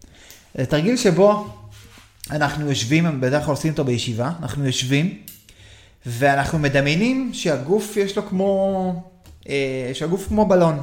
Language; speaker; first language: Hebrew; native; Hebrew